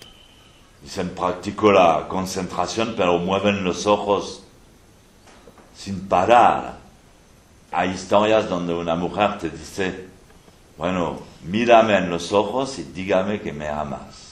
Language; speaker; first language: Spanish; non-native, fluent; French